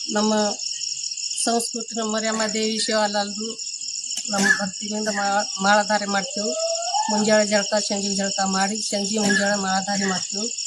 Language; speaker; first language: Kannada; non-native, local second language; Lambadi